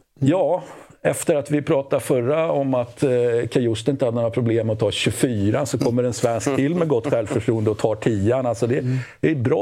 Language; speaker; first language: Swedish; native; Swedish